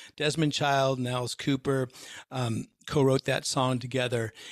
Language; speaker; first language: English; native; English